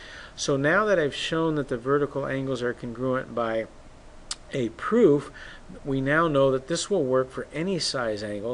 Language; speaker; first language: English; native; English